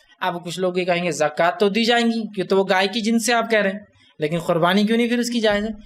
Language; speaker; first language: Urdu; native; Urdu